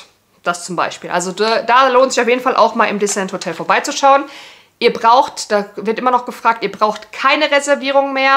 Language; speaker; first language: German; native; German